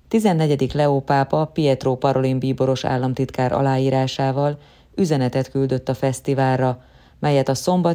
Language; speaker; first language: Hungarian; native; Hungarian